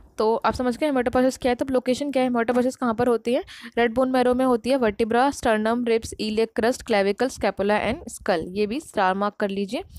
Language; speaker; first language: Hindi; native; Hindi